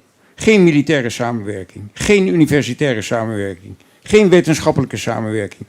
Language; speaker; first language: Dutch; native; Dutch